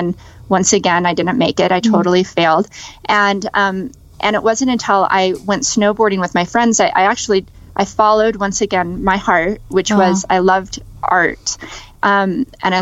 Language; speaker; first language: English; native; English